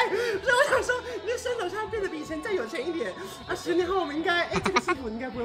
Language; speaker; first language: Chinese; native; Chinese